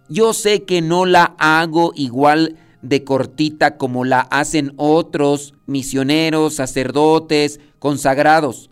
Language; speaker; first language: Spanish; native; Spanish